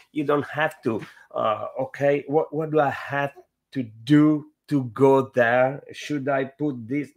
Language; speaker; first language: English; non-native, fluent; Italian